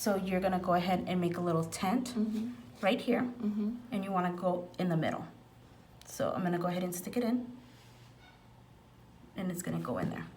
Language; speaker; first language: English; native; English